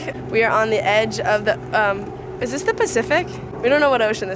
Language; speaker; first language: English; native; English